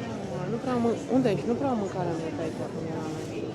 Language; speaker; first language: Romanian; early bilingual, heritage; Romanian